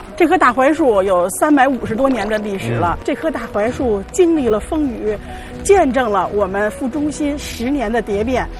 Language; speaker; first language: Chinese; native; Chinese